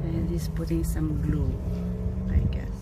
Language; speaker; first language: English; non-native, local second language; Filipino